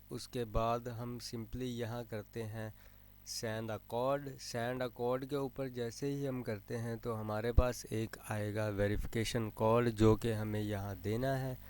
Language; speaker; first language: Urdu; native; Urdu